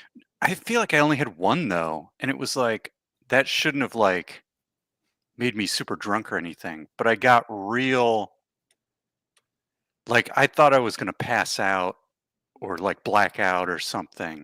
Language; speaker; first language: English; native; English